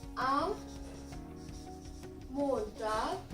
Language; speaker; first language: German; non-native, fluent; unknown